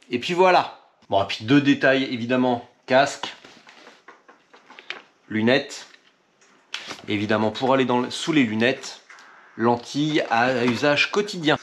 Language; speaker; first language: French; native; French